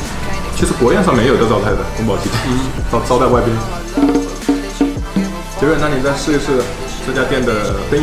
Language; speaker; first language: Chinese; native; Chinese